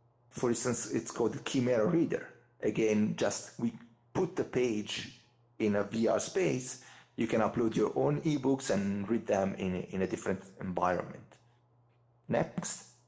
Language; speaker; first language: English; non-native, fluent; Italian